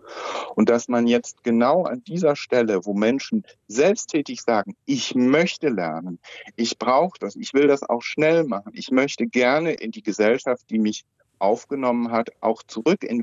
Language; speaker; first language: German; native; German